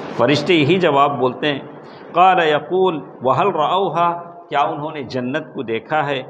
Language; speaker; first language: Urdu; native; Urdu